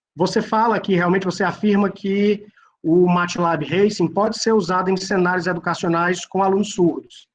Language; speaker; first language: Portuguese; native; Portuguese